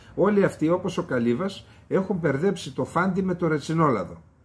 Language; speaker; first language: Greek; native; Greek